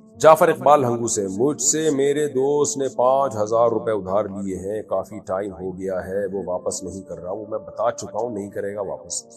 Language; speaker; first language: Urdu; native; Urdu